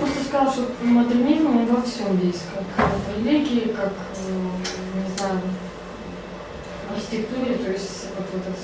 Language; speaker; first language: Russian; native; Russian